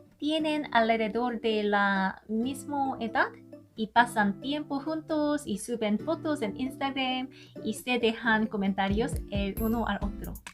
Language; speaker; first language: Spanish; non-native, learner; Korean